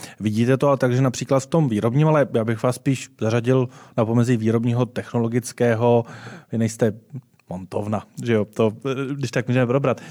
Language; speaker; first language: Czech; native; Czech